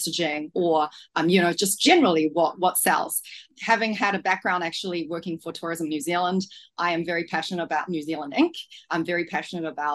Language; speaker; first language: English; native; English